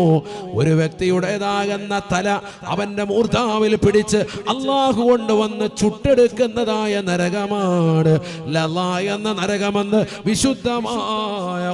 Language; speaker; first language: Malayalam; native; Malayalam